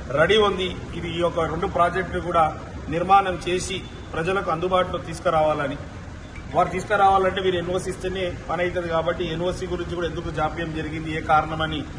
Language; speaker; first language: Telugu; native; Telugu